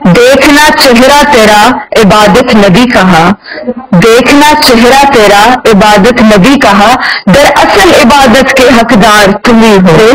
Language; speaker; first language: Urdu; native; Urdu